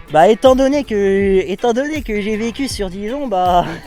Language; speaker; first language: French; native; French